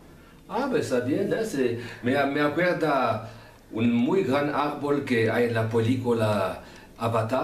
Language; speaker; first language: Spanish; non-native, fluent; Italian